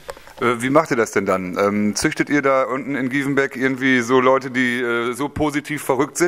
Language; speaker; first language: German; native; German